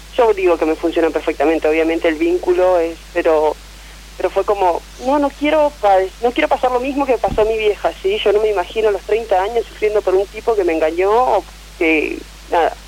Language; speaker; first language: Spanish; native; Spanish